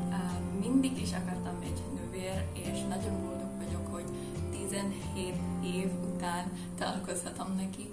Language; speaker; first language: Hungarian; non-native, learner; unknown